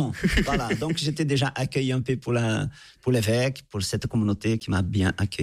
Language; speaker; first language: French; non-native, fluent; Portuguese